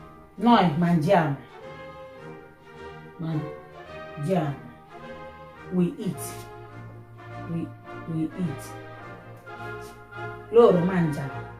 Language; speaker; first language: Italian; non-native, learner; Nigerian Pidgin